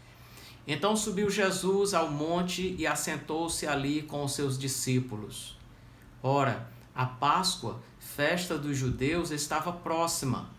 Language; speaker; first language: Portuguese; native; Portuguese